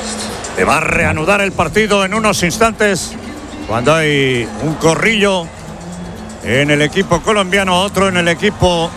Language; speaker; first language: Spanish; native; Spanish